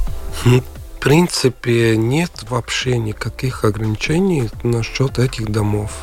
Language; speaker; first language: Russian; non-native, local second language; Latvian